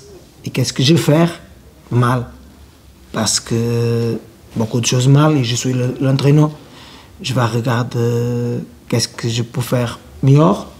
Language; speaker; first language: French; non-native, learner; Portuguese